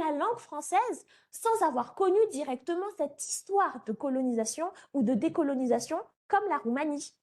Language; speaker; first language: French; non-native, local second language; Malagasy